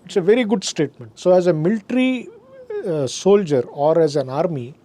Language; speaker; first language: English; non-native, local second language; Kannada